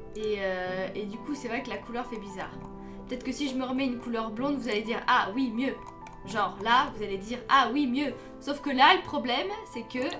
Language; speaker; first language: French; native; French